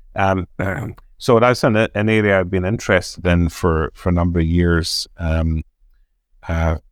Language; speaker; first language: English; native; English